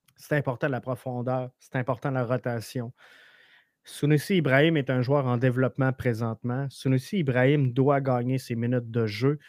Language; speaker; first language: French; native; French